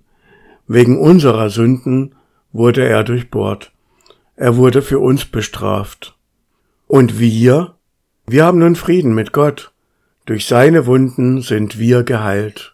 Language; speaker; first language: German; native; German